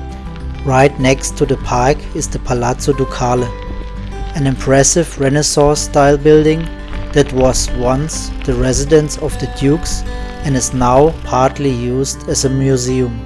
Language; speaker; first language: English; non-native, learner; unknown